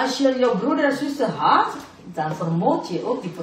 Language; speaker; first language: Dutch; non-native, fluent; Indonesian